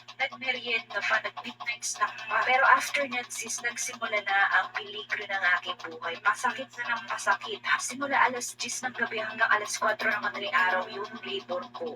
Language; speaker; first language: Filipino; native; Filipino